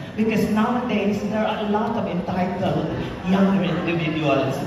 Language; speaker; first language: English; non-native, local second language; Filipino